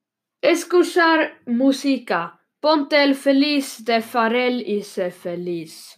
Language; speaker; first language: Spanish; non-native, learner; Swedish